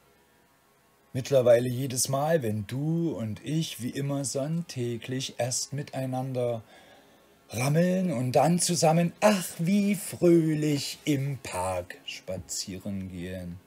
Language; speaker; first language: German; native; German